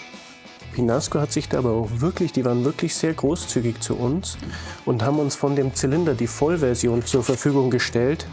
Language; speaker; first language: German; native; German